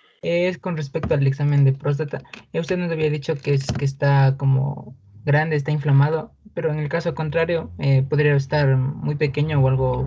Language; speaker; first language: Spanish; native; Spanish